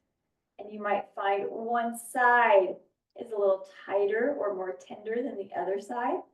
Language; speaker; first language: English; native; English